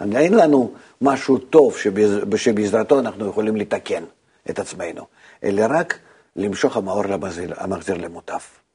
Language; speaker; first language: Hebrew; native; Hebrew